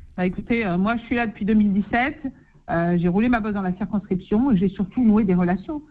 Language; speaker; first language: French; native; French